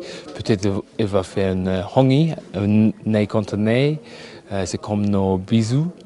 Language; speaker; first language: French; non-native, learner; English